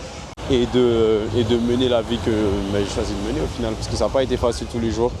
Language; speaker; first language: French; native; French